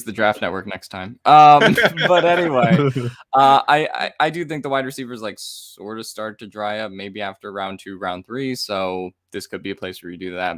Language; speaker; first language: English; native; English